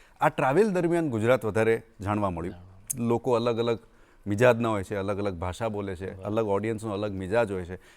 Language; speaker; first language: Gujarati; non-native, local second language; Marwari